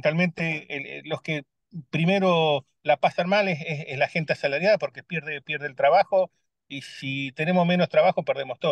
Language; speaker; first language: Spanish; native; Spanish